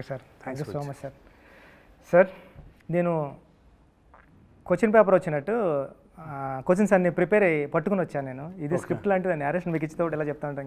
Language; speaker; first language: Telugu; native; Telugu